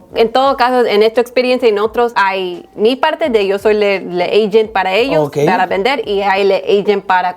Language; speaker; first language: Spanish; early bilingual, heritage; Spanish